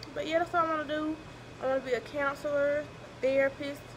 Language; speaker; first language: English; native; English